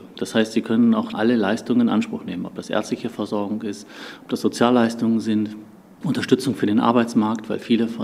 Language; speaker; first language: German; native; German